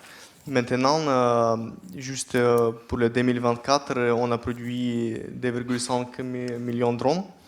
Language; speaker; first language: French; non-native, fluent; Ukrainian